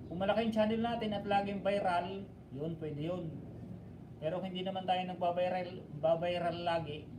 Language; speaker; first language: Filipino; non-native, local second language; Bikol